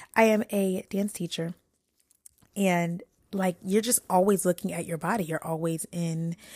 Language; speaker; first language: English; native; English